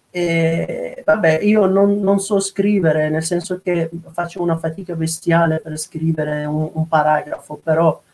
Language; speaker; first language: Italian; non-native, fluent; Persian